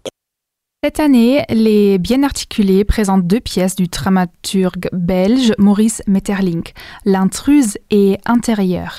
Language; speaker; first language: French; non-native, fluent; German